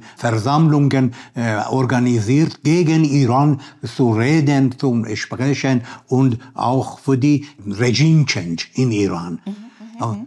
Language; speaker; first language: German; non-native, learner; Persian